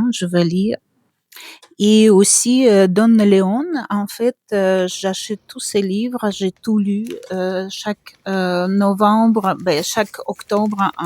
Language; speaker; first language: French; non-native, fluent; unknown